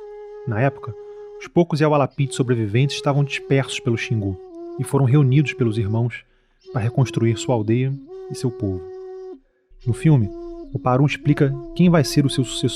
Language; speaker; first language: Portuguese; native; Portuguese